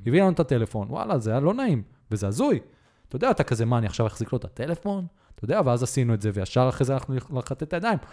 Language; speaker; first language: Hebrew; native; Hebrew